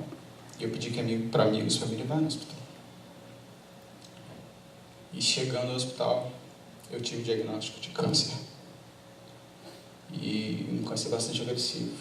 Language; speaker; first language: Portuguese; native; Portuguese